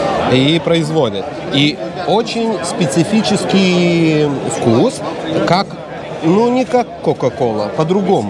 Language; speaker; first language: Russian; non-native, local second language; Lithuanian